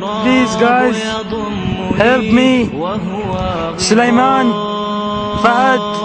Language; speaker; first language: English; non-native, learner; Arabic